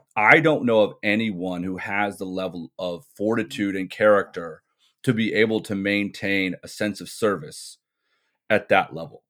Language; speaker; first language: English; native; English